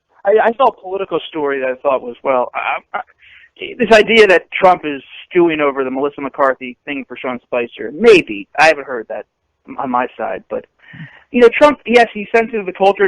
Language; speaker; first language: English; native; English